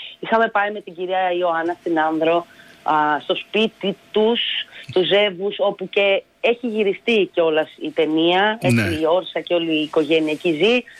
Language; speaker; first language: Greek; early bilingual, other home language; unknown